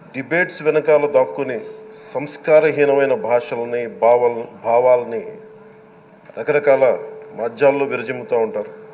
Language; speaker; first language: Telugu; native; Telugu